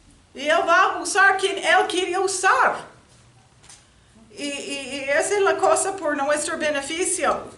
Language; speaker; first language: Spanish; non-native, learner; English